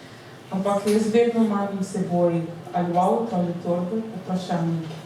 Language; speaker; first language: Slovenian; non-native, learner; Portuguese